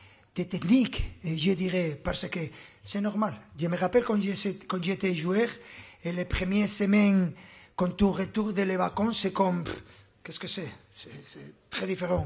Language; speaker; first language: French; non-native, fluent; Spanish